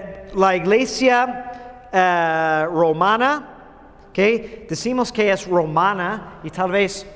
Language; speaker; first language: Spanish; non-native, fluent; English